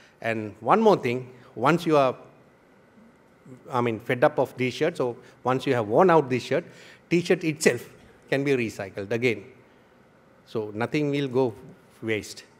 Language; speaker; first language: English; non-native, local second language; Sinhala